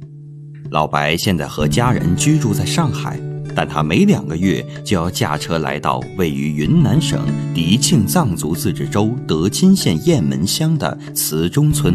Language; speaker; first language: Chinese; native; Chinese